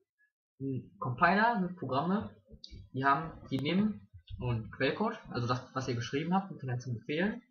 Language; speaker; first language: German; native; German